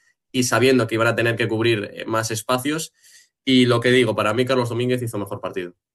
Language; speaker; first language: Spanish; native; Spanish